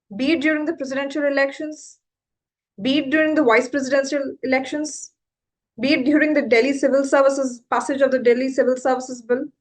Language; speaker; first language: English; non-native, local second language; Telugu